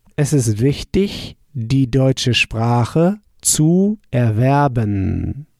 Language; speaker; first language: German; non-native, fluent; English